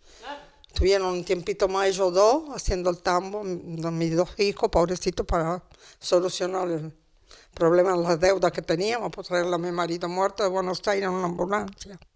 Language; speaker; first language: Spanish; non-native, fluent; Italian